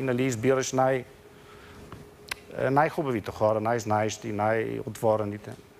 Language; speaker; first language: Bulgarian; non-native, fluent; Dutch